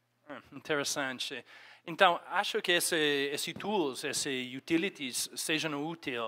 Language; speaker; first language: Portuguese; non-native, fluent; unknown